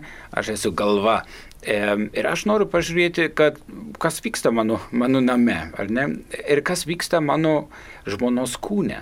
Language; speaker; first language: Lithuanian; non-native, fluent; German